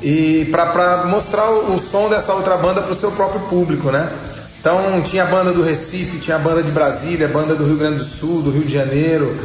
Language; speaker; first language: Portuguese; native; Portuguese